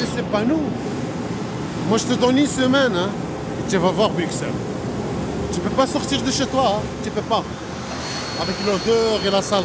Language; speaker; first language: French; native; French